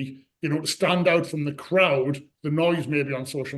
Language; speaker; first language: English; native; English